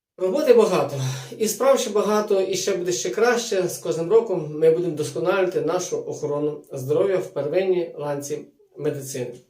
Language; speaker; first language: Ukrainian; native; Ukrainian